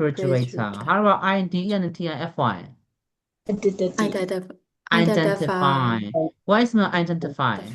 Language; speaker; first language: English; non-native, fluent; Burmese